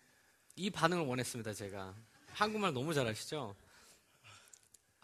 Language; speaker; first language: Korean; native; Korean